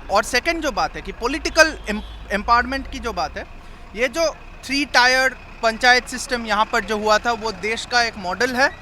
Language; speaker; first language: Hindi; non-native, local second language; Bangla